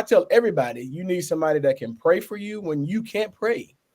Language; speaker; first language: English; native; English